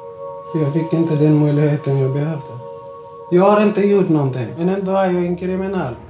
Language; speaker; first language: Swedish; non-native, learner; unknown